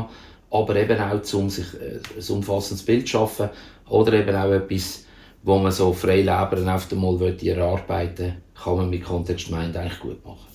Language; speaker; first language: German; native; German